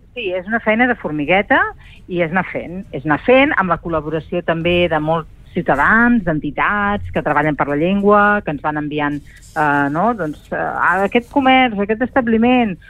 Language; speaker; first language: Catalan; native; Catalan